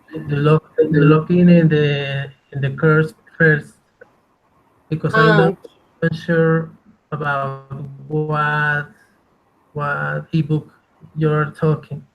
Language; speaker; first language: English; non-native, learner; Spanish